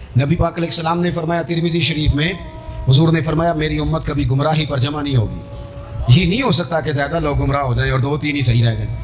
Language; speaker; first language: Urdu; non-native, local second language; Punjabi